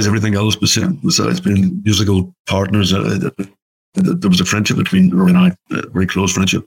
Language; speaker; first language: English; native; English